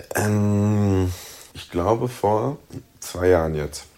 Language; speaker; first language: German; native; German